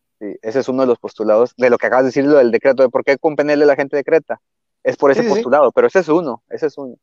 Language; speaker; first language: Spanish; native; Spanish